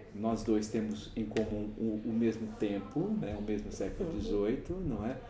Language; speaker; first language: Portuguese; native; Portuguese